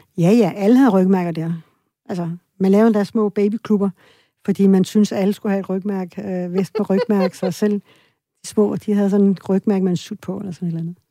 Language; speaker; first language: Danish; early bilingual, other home language; Swedish